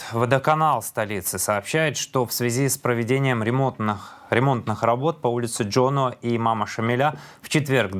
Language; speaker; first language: Russian; native; Russian